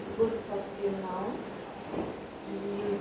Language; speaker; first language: Arabic; non-native, learner; Russian